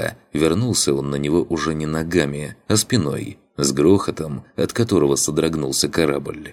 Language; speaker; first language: Russian; native; Russian